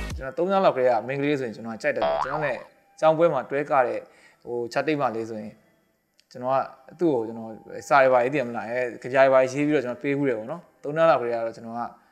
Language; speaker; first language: Burmese; non-native, local second language; Shan